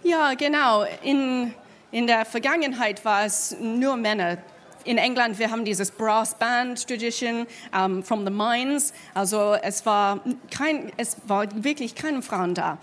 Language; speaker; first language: German; non-native, learner; English